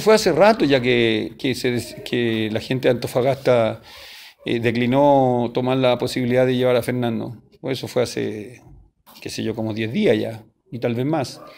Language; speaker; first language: Spanish; native; Spanish